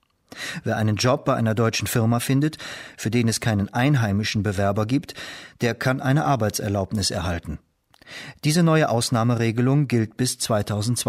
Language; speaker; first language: German; native; German